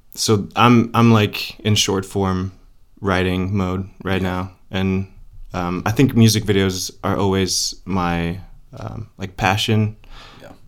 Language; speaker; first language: English; early bilingual, other home language; Polish